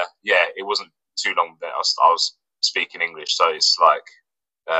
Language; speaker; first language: English; non-native, local second language; Russian